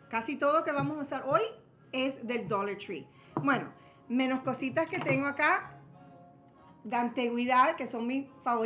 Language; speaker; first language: Spanish; early bilingual, heritage; Spanish